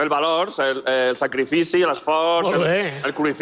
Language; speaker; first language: Catalan; non-native, local second language; Spanish